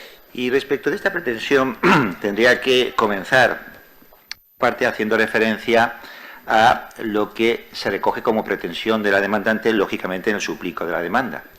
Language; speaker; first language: Spanish; native; Spanish